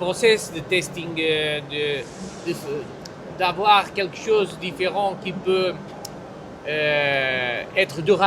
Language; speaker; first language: French; non-native, fluent; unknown